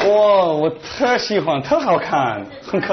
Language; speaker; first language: Chinese; non-native, learner; English